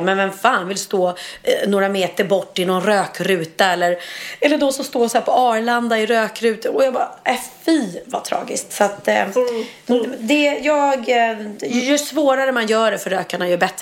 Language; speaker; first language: Swedish; native; Swedish